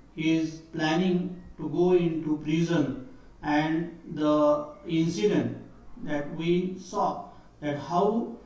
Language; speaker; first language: English; non-native, local second language; Marathi